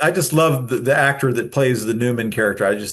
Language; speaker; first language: English; native; English